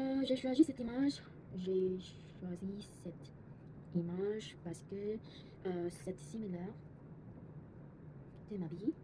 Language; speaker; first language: French; non-native, learner; Korean